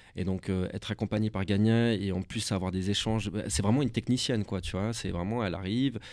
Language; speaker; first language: French; native; French